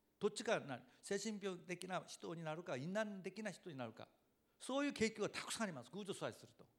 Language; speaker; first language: Japanese; non-native, fluent; Korean